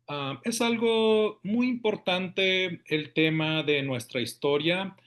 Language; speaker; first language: Spanish; early bilingual, heritage; Spanish